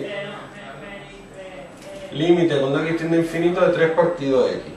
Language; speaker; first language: Spanish; native; Spanish